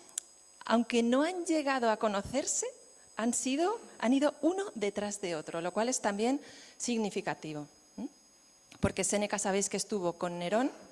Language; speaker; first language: Spanish; native; Spanish